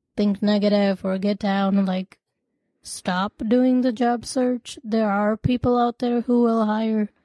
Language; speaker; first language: English; non-native, local second language; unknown